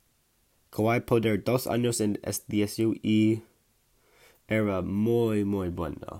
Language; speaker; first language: Spanish; non-native, learner; English